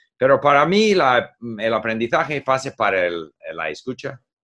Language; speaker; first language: Spanish; non-native, fluent; English